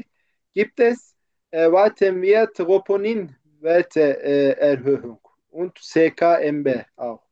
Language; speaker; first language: German; non-native, fluent; Turkish